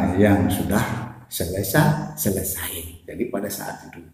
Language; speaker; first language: Indonesian; non-native, local second language; Balinese